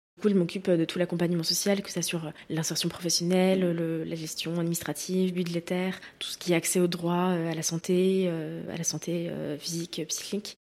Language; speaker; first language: French; native; French